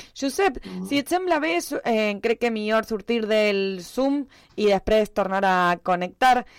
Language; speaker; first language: Catalan; early bilingual, heritage; Spanish